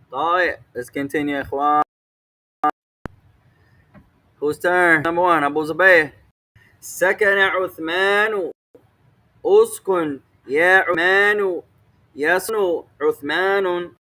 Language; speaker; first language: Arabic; non-native, fluent; English